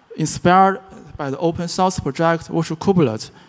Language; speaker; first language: English; non-native, learner; Chinese